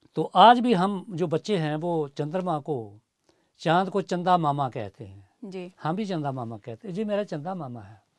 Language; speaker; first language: Hindi; native; Hindi